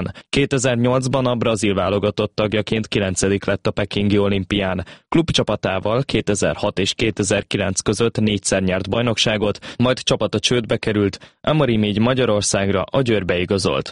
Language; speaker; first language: Hungarian; native; Hungarian